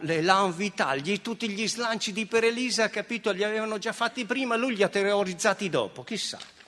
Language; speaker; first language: Italian; native; Italian